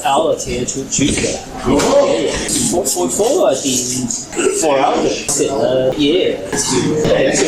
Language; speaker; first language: Danish; non-native, learner; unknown